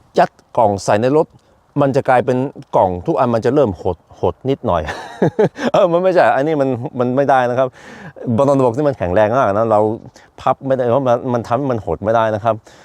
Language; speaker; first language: Thai; non-native, fluent; Norwegian